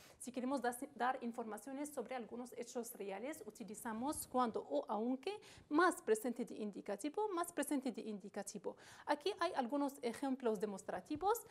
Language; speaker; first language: Spanish; non-native, fluent; Arabic